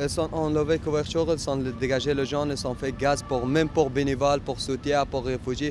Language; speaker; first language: French; non-native, learner; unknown